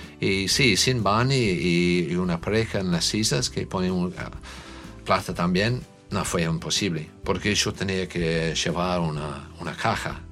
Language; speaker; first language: Spanish; non-native, learner; English